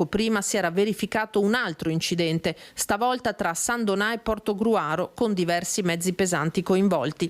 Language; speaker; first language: Italian; native; Italian